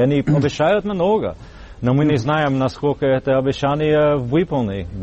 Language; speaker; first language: Russian; non-native, fluent; English